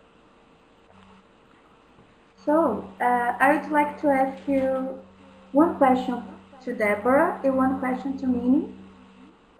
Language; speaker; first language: English; non-native, fluent; Portuguese